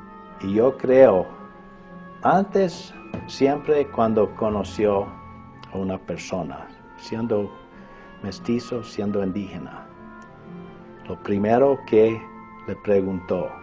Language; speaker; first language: Spanish; non-native, fluent; English